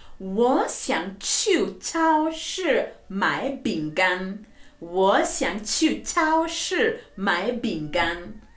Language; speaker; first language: Chinese; non-native, fluent; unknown